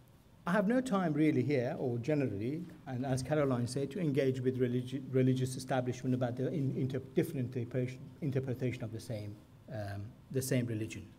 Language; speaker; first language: English; non-native, fluent; Persian